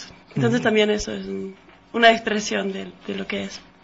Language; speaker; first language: Spanish; non-native, fluent; Danish